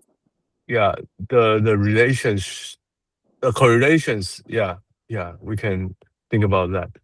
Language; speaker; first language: English; non-native, learner; Chinese